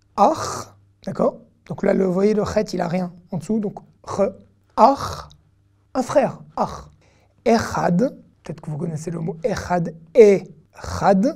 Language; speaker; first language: French; native; French